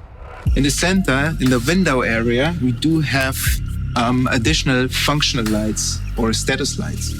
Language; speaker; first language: English; non-native, fluent; German